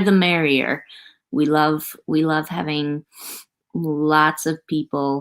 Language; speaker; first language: English; native; English